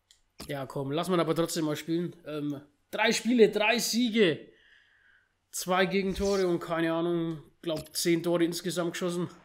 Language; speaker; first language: German; native; German